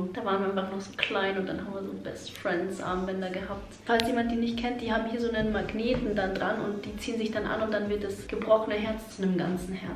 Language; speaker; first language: German; native; German